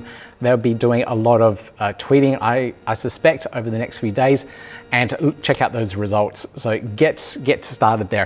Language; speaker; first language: English; native; English